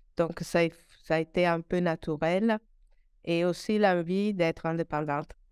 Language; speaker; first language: French; non-native, fluent; Italian